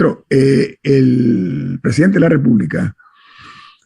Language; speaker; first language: Spanish; native; Spanish